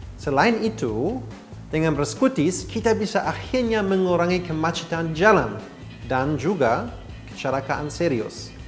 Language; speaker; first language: Indonesian; non-native, fluent; German